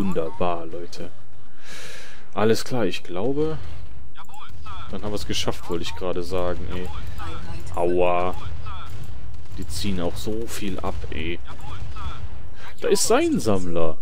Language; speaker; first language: German; native; German